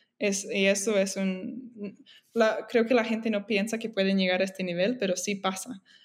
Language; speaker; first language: Spanish; non-native, fluent; English